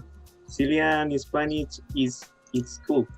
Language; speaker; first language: English; non-native, learner; Spanish